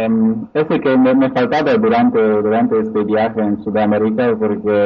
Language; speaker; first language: Spanish; non-native, fluent; Polish